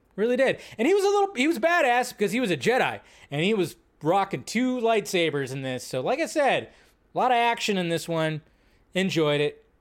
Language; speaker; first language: English; native; English